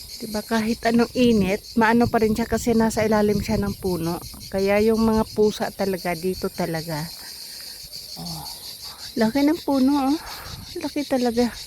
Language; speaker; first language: Filipino; non-native, local second language; Cebuano